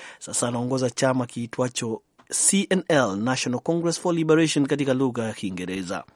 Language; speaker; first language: Swahili; non-native, local second language; Kikuyu